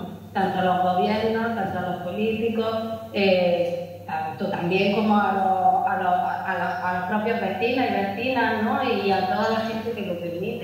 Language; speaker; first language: Spanish; native; Spanish